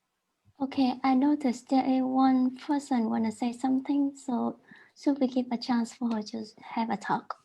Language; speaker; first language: English; non-native, learner; Vietnamese